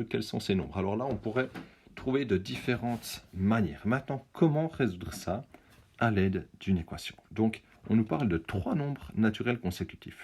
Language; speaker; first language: French; native; French